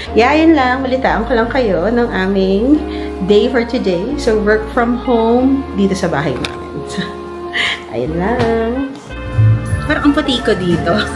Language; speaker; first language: Filipino; native; Filipino